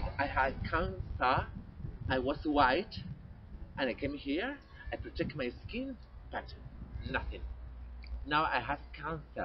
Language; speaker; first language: English; non-native, learner; Spanish